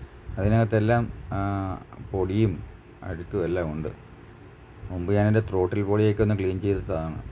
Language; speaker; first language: Malayalam; native; Malayalam